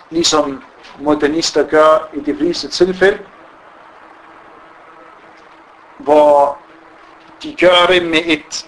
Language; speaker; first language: Danish; non-native, fluent; Arabic